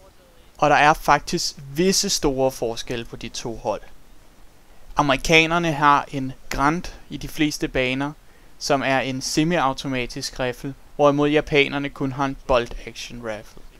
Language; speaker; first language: Danish; native; Danish